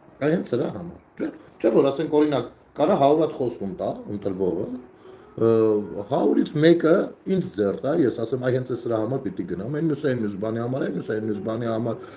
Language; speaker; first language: Armenian; native; Armenian